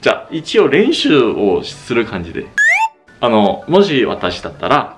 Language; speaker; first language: Japanese; non-native, fluent; Korean